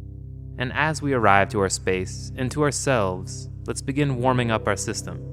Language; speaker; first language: English; native; English